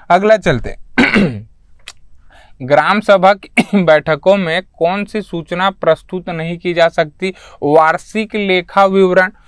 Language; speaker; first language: Hindi; native; Hindi